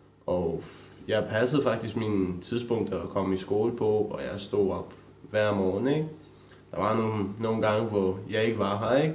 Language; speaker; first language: Danish; early bilingual, other home language; Romanian